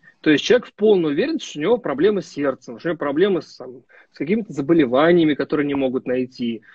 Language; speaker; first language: Russian; native; Russian